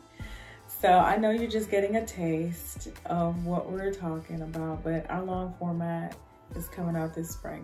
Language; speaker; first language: English; native; English